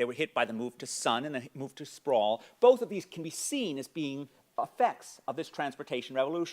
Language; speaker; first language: English; native; English